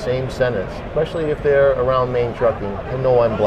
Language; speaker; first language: English; native; English